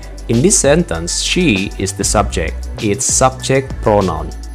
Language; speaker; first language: English; non-native, fluent; Indonesian